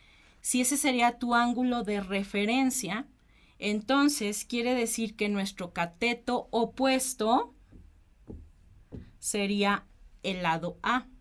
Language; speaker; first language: Spanish; native; Spanish